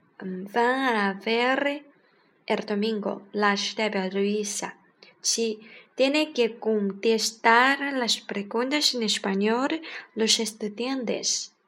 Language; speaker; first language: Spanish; non-native, learner; Chinese